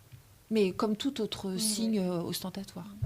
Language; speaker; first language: French; native; French